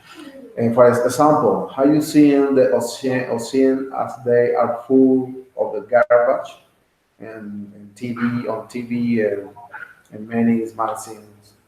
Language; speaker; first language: English; non-native, learner; Spanish